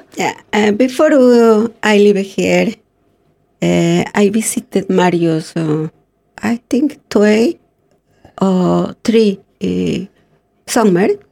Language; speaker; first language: English; non-native, learner; Spanish